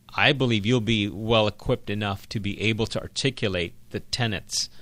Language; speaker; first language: English; non-native, local second language; Filipino